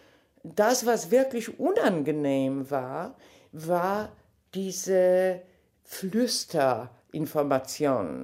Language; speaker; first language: German; non-native, fluent; Polish